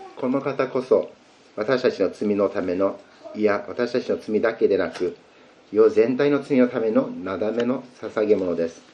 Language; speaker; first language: Japanese; native; Japanese